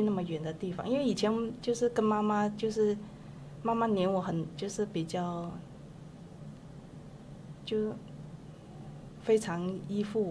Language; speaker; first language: Chinese; non-native, local second language; Cantonese